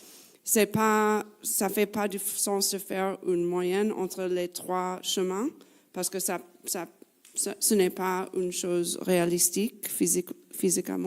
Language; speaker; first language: French; non-native, fluent; English